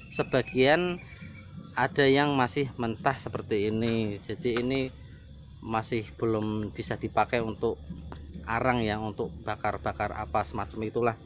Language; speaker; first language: Indonesian; non-native, local second language; Javanese